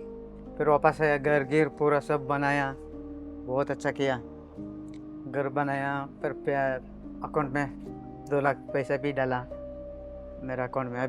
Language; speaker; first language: Hindi; non-native, local second language; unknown